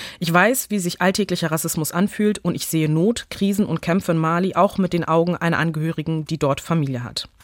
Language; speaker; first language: German; early bilingual, other home language; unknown